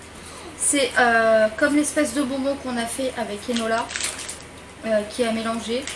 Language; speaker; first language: French; native; French